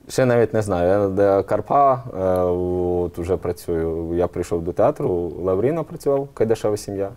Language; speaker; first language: Ukrainian; native; Ukrainian